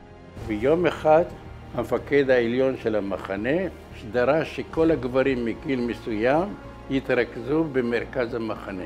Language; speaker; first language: Hebrew; non-native, fluent; Arabic